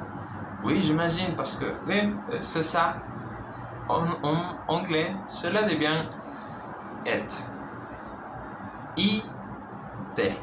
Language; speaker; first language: French; non-native, learner; Spanish